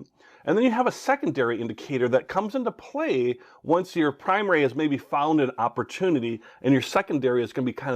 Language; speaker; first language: English; native; English